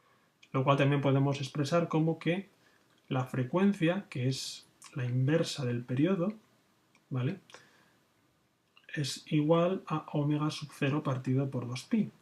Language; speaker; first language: Spanish; native; Spanish